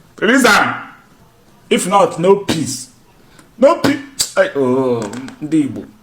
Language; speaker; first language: Nigerian Pidgin; non-native, local second language; Igbo